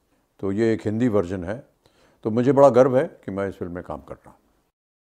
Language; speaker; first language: Hindi; native; Hindi